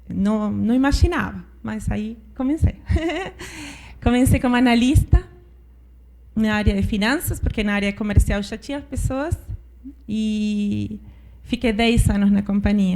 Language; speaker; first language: Portuguese; non-native, fluent; Spanish